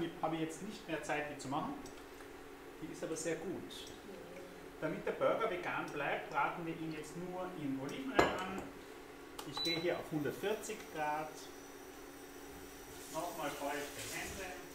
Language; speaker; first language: German; native; German